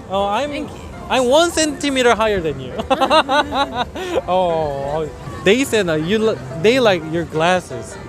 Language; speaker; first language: English; non-native, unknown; Korean